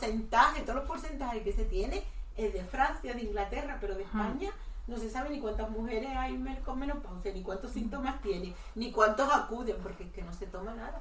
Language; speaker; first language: Spanish; native; Spanish